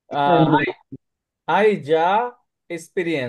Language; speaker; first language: Italian; non-native, learner; Bangla